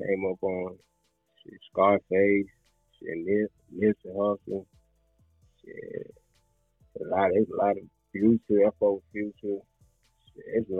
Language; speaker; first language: English; native; English